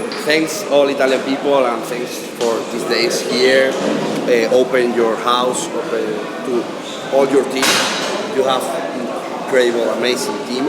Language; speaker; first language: English; non-native, learner; Spanish